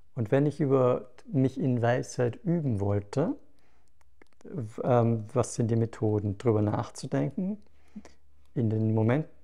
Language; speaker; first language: German; native; German